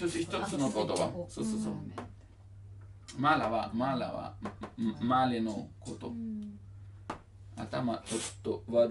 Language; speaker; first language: Japanese; non-native, learner; Italian